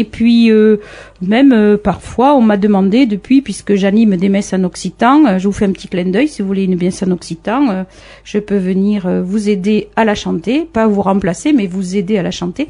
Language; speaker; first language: French; native; French